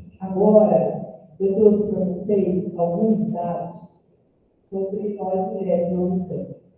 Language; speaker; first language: Portuguese; native; Portuguese